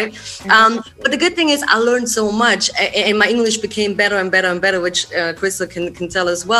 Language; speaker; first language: English; non-native, fluent; Swiss German